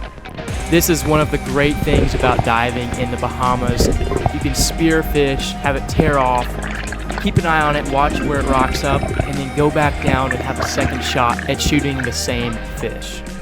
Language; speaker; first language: English; native; English